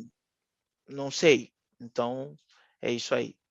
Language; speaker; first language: Portuguese; non-native, fluent; Haitian Creole